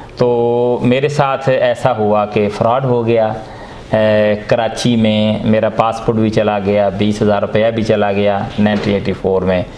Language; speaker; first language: Urdu; non-native, local second language; Punjabi